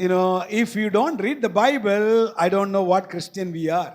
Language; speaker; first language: English; non-native, local second language; Malayalam